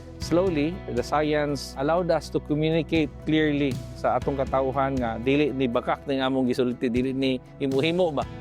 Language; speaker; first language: Cebuano; native; Cebuano